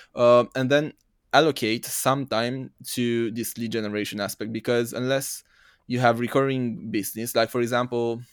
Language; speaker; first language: English; non-native, fluent; Romanian